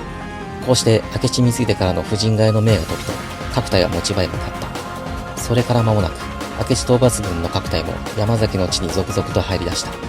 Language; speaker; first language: Japanese; native; Japanese